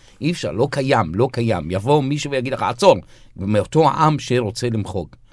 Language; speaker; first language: Hebrew; non-native, local second language; Arabic